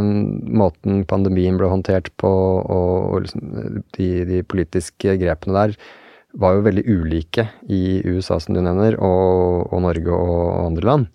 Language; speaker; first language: Norwegian; native; Norwegian